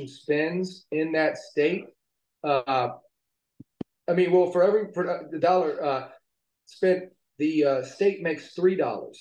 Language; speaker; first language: English; native; English